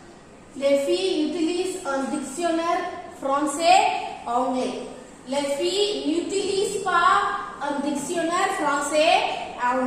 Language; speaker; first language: French; non-native, fluent; Tamil